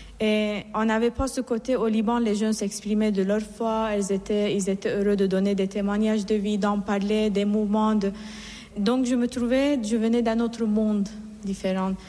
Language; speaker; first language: French; non-native, fluent; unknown